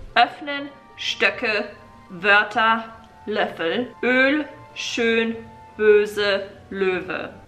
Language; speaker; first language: German; non-native, learner; English